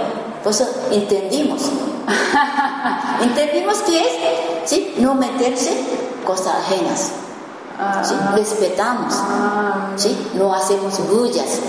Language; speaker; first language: Spanish; non-native, learner; Japanese